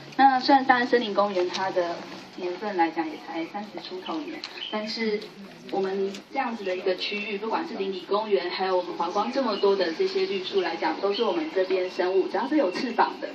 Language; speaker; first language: Chinese; native; Chinese